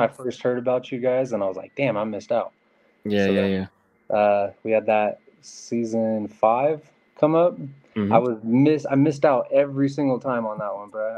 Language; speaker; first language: English; native; English